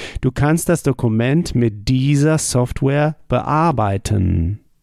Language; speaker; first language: German; native; German